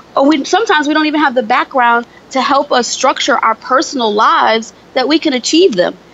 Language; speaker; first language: English; native; English